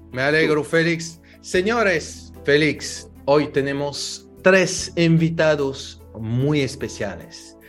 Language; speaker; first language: Spanish; non-native, fluent; French